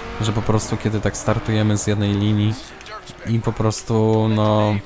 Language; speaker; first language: Polish; native; Polish